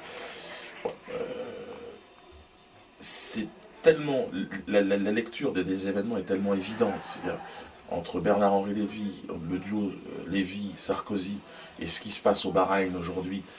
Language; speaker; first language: French; native; French